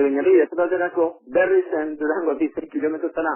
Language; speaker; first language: Basque; native; Basque